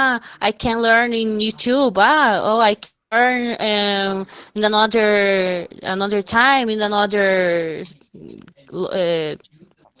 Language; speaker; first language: English; non-native, fluent; Portuguese